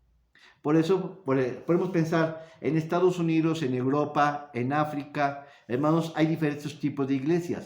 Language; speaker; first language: Spanish; native; Spanish